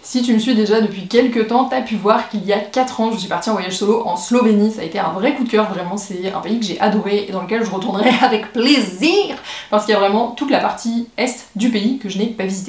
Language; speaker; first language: French; native; French